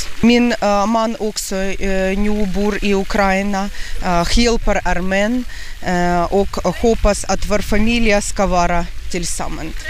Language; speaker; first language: Swedish; non-native, learner; Ukrainian